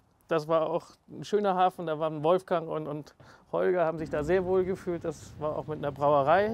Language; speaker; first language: German; native; German